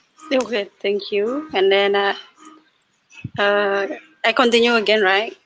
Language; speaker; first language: English; non-native, learner; Indonesian